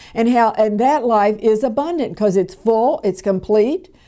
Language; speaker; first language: English; native; English